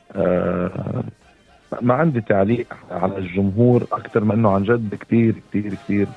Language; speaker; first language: Arabic; native; Arabic